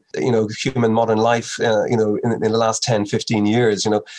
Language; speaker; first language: English; native; English